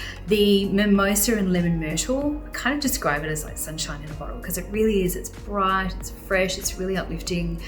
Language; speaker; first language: English; native; English